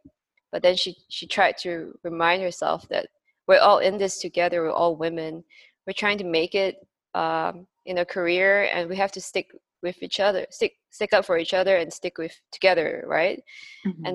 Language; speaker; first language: English; non-native, local second language; Cantonese